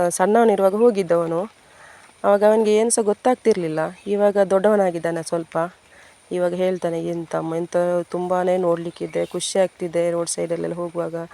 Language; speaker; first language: Kannada; non-native, local second language; Tulu